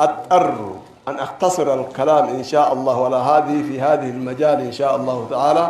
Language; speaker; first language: Arabic; non-native, fluent; Oromo